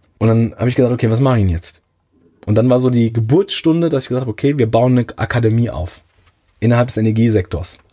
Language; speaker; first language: German; early bilingual, other home language; Italian